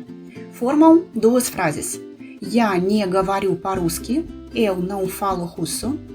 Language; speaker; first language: Portuguese; non-native, fluent; Russian